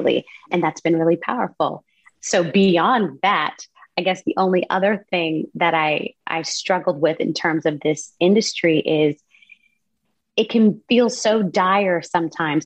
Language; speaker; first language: English; native; English